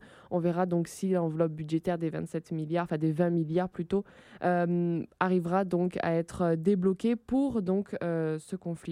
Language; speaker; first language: French; native; French